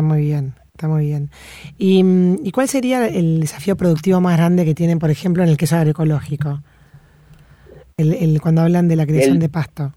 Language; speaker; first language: Spanish; native; Spanish